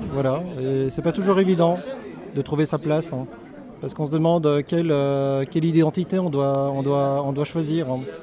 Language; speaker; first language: French; early bilingual, other home language; Korean